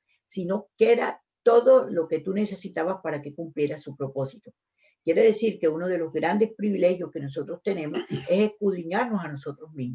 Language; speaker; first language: Spanish; native; Spanish